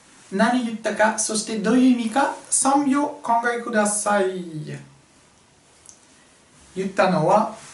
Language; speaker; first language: Japanese; non-native, fluent; French